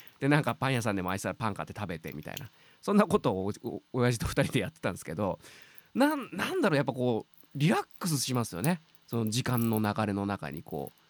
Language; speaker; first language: Japanese; native; Japanese